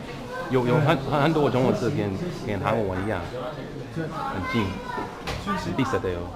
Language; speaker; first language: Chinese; non-native, learner; English